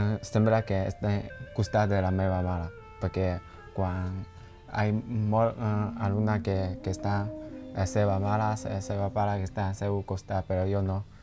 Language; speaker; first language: Catalan; non-native, learner; Chinese